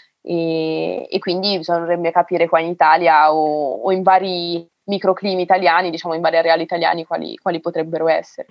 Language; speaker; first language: Italian; native; Italian